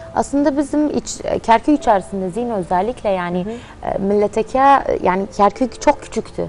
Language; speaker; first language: Turkish; early bilingual, heritage; Turkmen